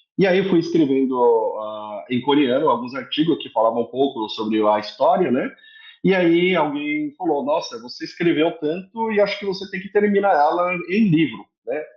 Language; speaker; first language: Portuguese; early bilingual, other home language; Korean